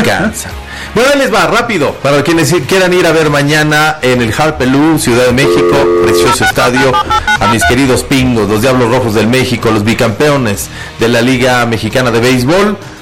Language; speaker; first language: Spanish; native; Spanish